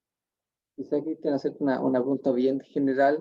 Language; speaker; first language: Spanish; native; Spanish